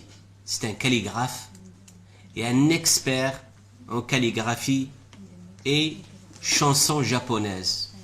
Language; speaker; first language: French; non-native, local second language; Arabic